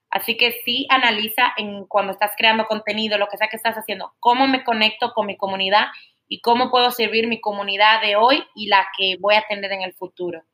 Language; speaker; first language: Spanish; native; Spanish